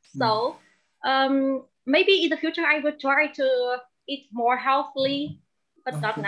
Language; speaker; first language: English; non-native, learner; Vietnamese